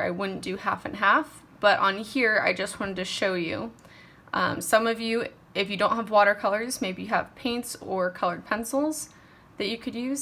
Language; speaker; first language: English; native; English